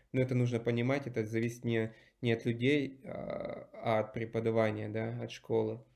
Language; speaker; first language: Russian; native; Russian